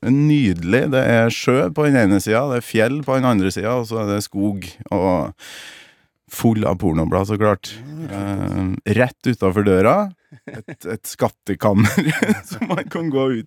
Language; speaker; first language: Norwegian; native; Norwegian